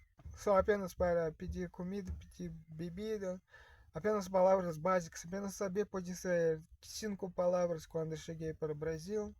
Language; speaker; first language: Portuguese; non-native, fluent; Russian